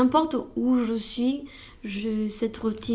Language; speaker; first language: French; non-native, learner; Romanian